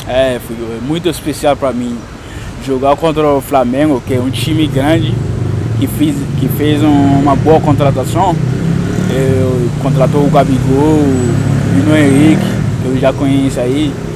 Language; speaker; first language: Portuguese; non-native, fluent; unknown